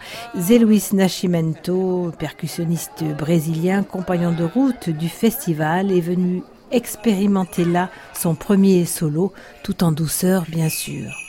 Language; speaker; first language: French; native; French